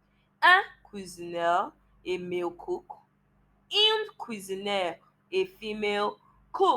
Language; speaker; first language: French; non-native, learner; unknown